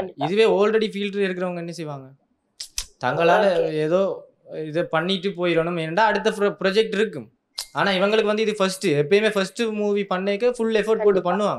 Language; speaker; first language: Tamil; native; Tamil